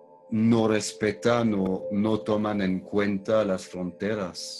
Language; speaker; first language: Spanish; non-native, fluent; French